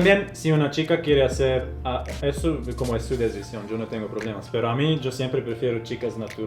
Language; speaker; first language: Spanish; non-native, fluent; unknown